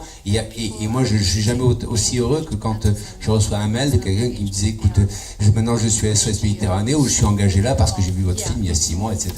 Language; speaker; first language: French; native; French